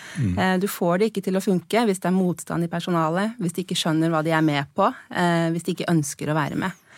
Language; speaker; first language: Norwegian; native; Norwegian